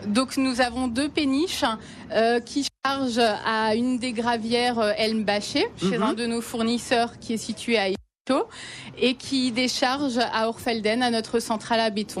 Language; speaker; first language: French; native; French